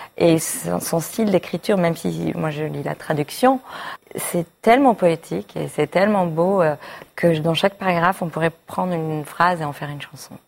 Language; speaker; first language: French; early bilingual, other home language; Hebrew